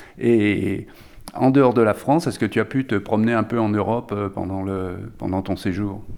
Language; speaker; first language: French; native; French